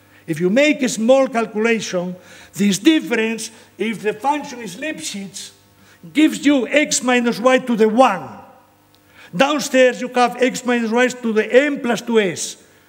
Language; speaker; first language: English; non-native, fluent; Spanish